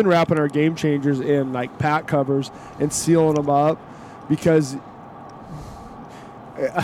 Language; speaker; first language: English; native; English